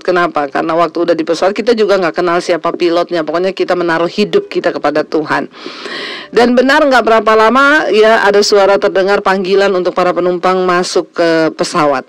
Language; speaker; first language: Indonesian; native; Indonesian